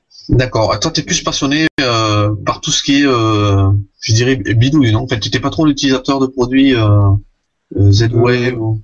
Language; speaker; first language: French; native; French